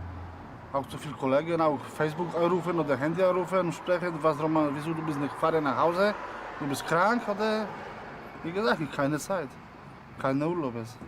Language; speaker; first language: German; non-native, learner; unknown